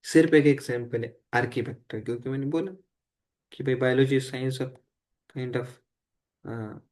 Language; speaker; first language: Hindi; non-native, local second language; Marathi